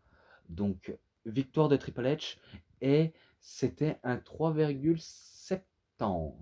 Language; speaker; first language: French; native; French